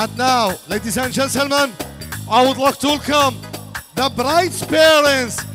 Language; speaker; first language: English; non-native, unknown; Assyrian Neo-Aramaic